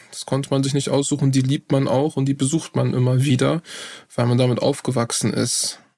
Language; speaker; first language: German; native; German